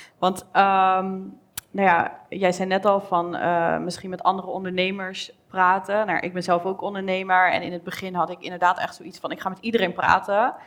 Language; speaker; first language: Dutch; native; Dutch